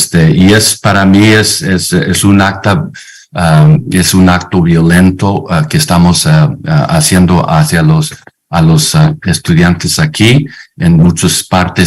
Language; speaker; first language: Spanish; non-native, fluent; English